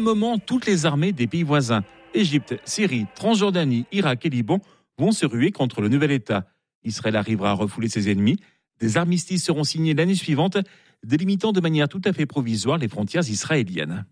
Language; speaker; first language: French; native; French